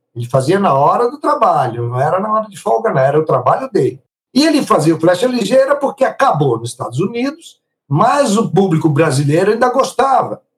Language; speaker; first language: Portuguese; early bilingual, other home language; Italian